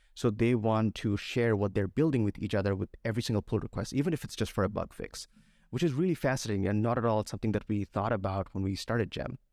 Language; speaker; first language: English; non-native, local second language; Bangla